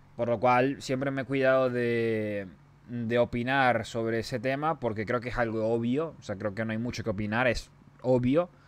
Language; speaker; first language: Spanish; native; Spanish